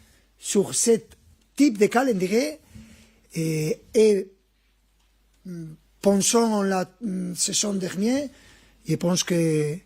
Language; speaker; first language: French; non-native, fluent; Spanish